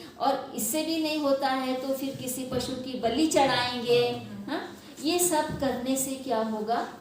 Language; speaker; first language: Hindi; non-native, local second language; Marathi